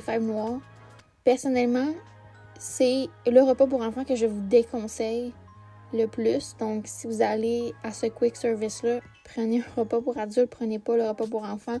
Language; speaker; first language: French; native; French